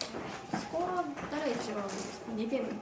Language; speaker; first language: Japanese; native; Japanese